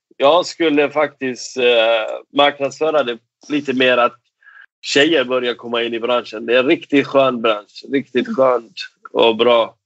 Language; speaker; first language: Swedish; non-native, fluent; Persian